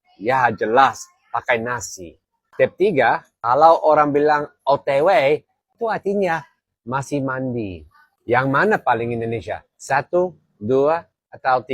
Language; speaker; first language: Indonesian; non-native, fluent; English